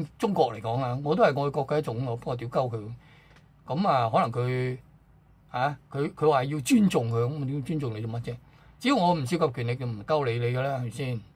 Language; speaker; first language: Chinese; non-native, local second language; Cantonese